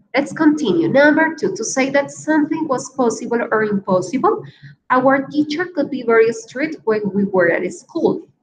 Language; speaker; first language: English; non-native, fluent; Spanish